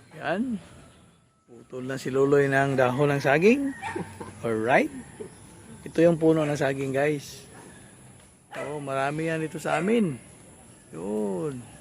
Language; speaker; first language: Filipino; non-native, local second language; Cebuano